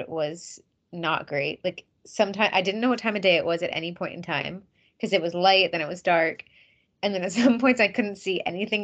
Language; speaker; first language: English; native; English